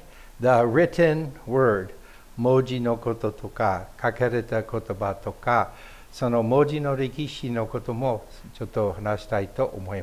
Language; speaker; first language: Japanese; non-native, fluent; English